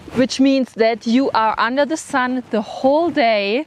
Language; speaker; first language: English; non-native, fluent; German